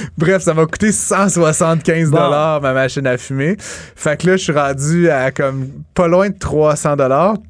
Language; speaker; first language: French; native; French